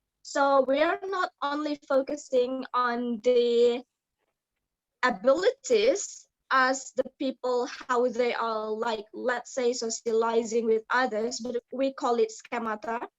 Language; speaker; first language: English; non-native, fluent; Indonesian